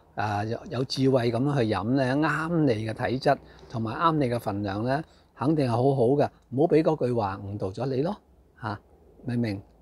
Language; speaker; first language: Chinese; non-native, local second language; Cantonese